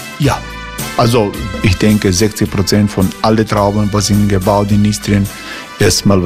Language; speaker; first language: German; non-native, fluent; Croatian